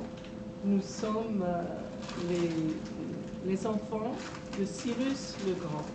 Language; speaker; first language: French; non-native, fluent; Persian